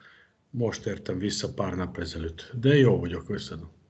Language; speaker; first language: Hungarian; non-native, fluent; Serbian